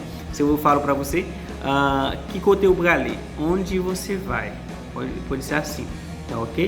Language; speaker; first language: Portuguese; non-native, fluent; Haitian Creole